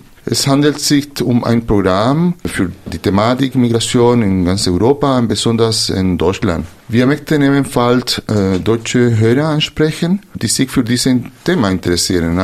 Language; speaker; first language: German; non-native, fluent; Spanish